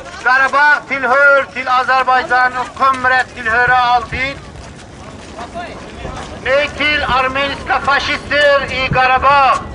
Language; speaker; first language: Swedish; non-native, learner; Azerbaijani